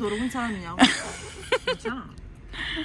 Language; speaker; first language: Korean; non-native, fluent; French